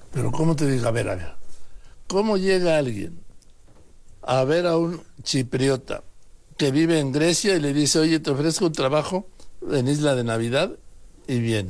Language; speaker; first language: Spanish; native; Spanish